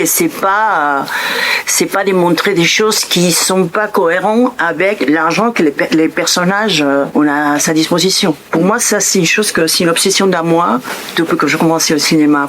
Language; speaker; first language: French; non-native, fluent; Spanish